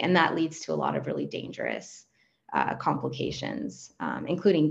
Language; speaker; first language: English; non-native, fluent; Spanish